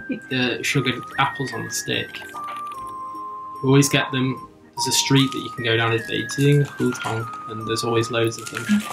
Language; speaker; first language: English; native; English